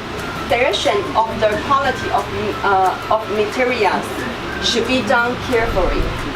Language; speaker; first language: English; non-native, learner; Chinese